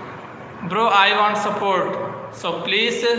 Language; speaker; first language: English; non-native, learner; Hindi